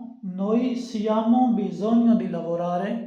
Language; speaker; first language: Italian; non-native, learner; Urdu